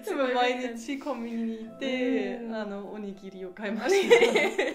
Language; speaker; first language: Japanese; non-native, learner; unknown